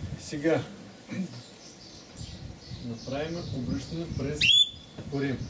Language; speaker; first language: Bulgarian; non-native, learner; Russian